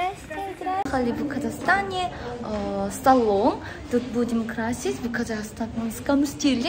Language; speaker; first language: Russian; non-native, learner; Korean